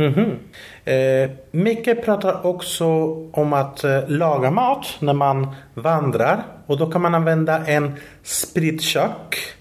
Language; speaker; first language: Swedish; non-native, fluent; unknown